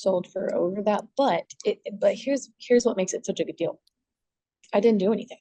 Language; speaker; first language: English; native; English